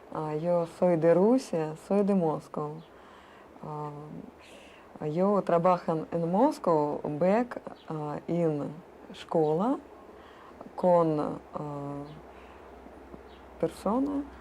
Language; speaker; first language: Spanish; non-native, learner; Russian